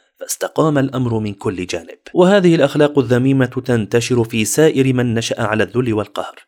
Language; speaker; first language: Arabic; native; Arabic